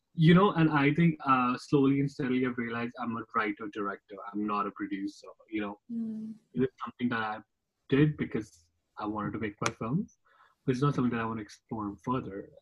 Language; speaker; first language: English; non-native, local second language; Kashmiri